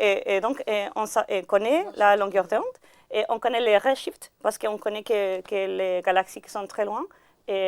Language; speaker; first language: French; non-native, learner; Spanish